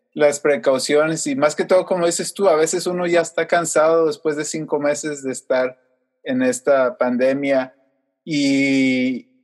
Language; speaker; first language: Spanish; native; Spanish